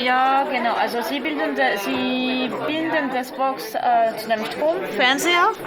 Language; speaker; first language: German; non-native, learner; French